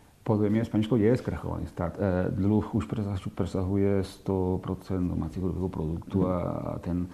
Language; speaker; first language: Czech; non-native, fluent; Catalan